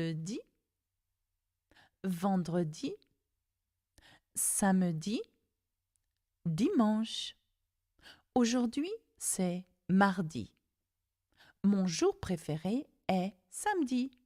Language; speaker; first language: French; non-native, fluent; English